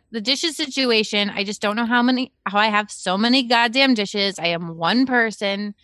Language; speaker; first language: English; native; English